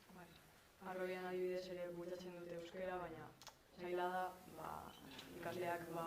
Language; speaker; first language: Basque; non-native, local second language; Spanish